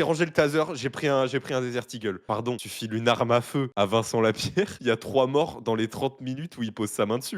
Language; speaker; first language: French; native; French